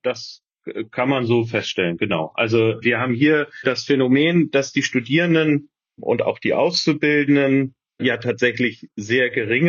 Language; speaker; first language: German; native; German